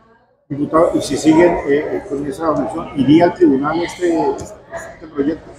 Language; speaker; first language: Spanish; native; Spanish